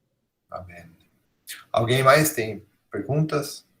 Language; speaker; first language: Portuguese; non-native, fluent; Spanish